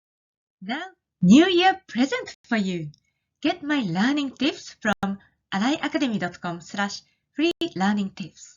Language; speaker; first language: English; non-native, fluent; Japanese